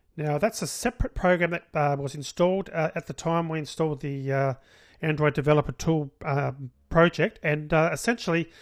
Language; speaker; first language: English; native; English